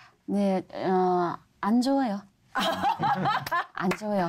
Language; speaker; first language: Korean; non-native, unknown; Mongolian